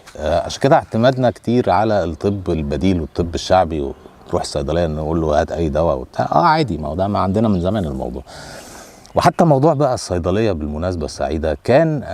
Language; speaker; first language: Arabic; native; Arabic